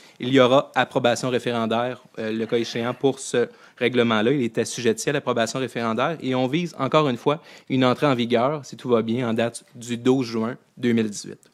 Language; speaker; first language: French; native; French